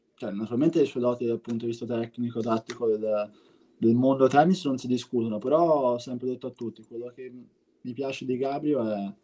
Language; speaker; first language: Italian; native; Italian